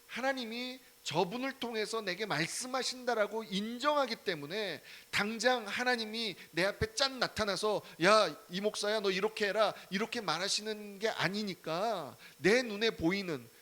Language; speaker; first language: Korean; native; Korean